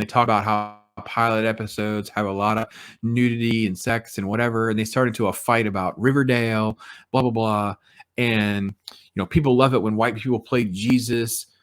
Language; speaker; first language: English; native; English